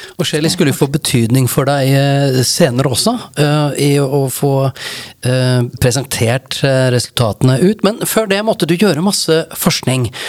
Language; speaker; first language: Norwegian; native; Norwegian